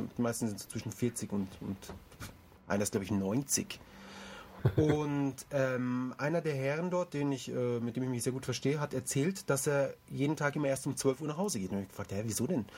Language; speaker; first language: German; early bilingual, other home language; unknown